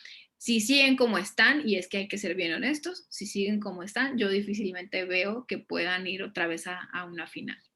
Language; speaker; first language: Spanish; native; Spanish